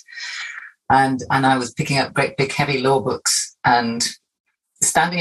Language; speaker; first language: English; native; English